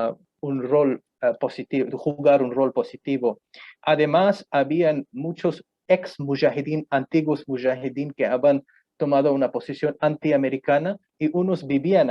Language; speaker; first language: Spanish; non-native, fluent; Punjabi